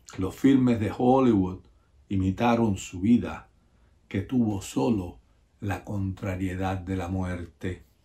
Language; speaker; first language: Spanish; native; Spanish